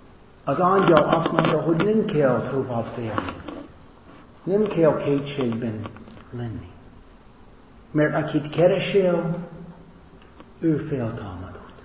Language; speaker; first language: Hungarian; non-native, learner; English